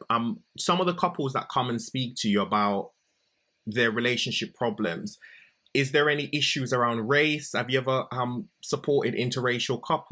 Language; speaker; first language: English; native; English